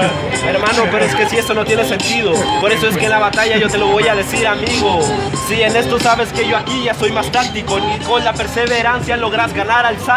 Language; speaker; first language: Spanish; native; Spanish